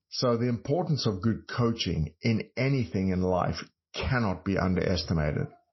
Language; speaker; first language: English; native; English